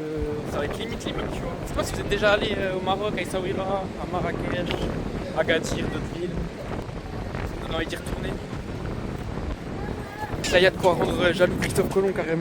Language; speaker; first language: French; native; French